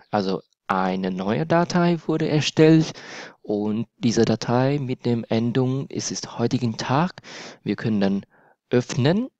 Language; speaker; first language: German; non-native, fluent; Vietnamese